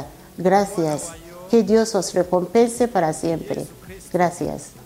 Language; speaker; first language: Spanish; non-native, fluent; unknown